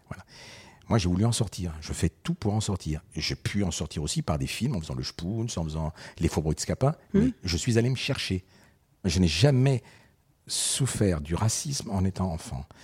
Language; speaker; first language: French; early bilingual, other home language; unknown